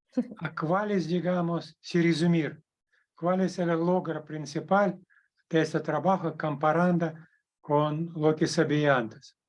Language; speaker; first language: Spanish; non-native, learner; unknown